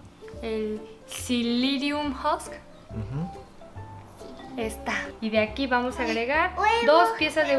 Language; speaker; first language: Spanish; non-native, fluent; Korean